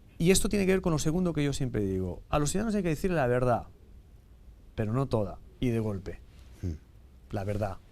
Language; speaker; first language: Spanish; native; Spanish